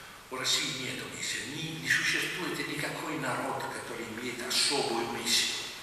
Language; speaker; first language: Russian; non-native, fluent; Italian